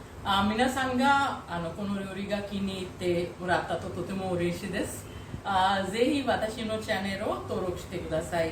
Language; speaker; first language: Japanese; non-native, fluent; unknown